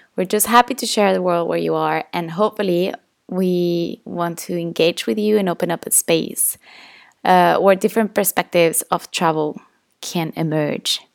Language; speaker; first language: English; non-native, fluent; Spanish